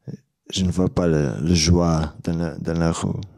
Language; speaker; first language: French; non-native, fluent; Portuguese